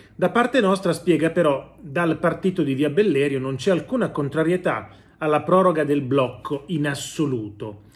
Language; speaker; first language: Italian; native; Italian